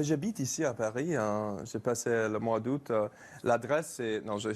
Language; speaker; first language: French; non-native, learner; English